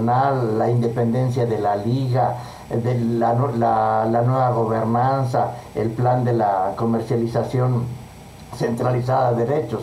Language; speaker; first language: Spanish; native; Spanish